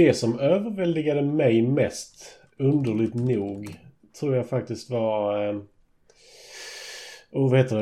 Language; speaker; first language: Swedish; native; Swedish